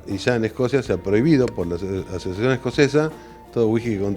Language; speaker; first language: Spanish; native; Spanish